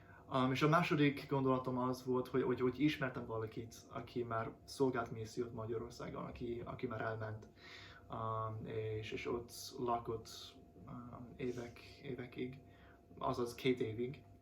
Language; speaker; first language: Hungarian; non-native, fluent; English